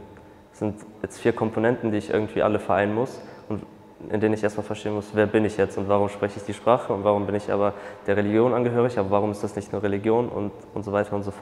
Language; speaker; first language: German; early bilingual, other home language; Russian